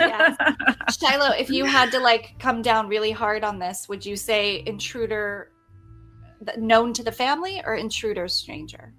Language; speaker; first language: English; native; English